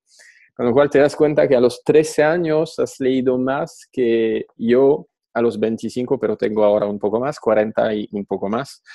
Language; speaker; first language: Spanish; non-native, fluent; French